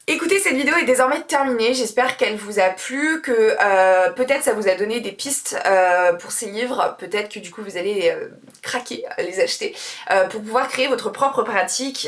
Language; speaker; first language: French; native; French